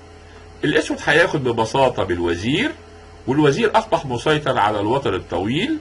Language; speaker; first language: Arabic; native; Arabic